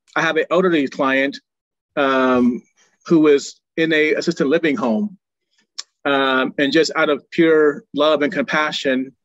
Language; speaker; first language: English; native; English